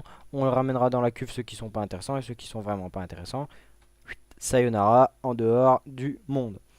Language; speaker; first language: French; native; French